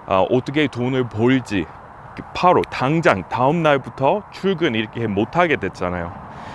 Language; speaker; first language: Korean; non-native, fluent; English